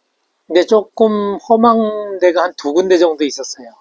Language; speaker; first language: Korean; native; Korean